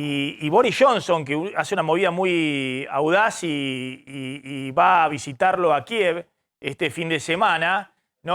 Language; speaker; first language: Spanish; native; Spanish